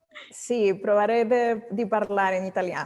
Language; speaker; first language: Italian; non-native, learner; English